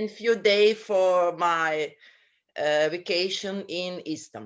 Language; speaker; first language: English; non-native, learner; Croatian